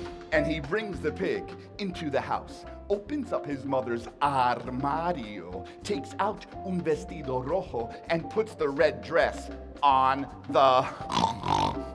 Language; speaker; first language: English; early bilingual, other home language; Spanish